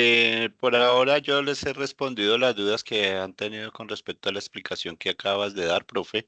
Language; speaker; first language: Spanish; native; Spanish